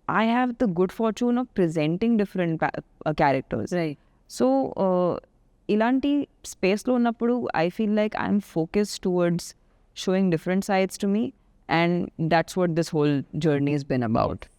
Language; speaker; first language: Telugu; non-native, local second language; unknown